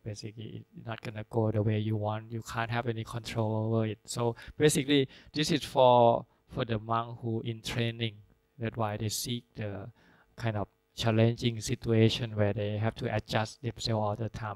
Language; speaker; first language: English; non-native, fluent; Thai